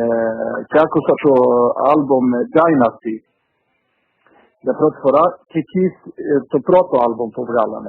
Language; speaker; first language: Greek; early bilingual, heritage; Greek